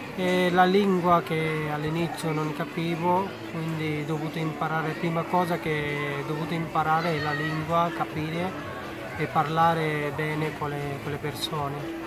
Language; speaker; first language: Italian; non-native, fluent; Bangla